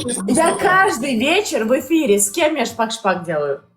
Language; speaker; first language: Russian; native; Russian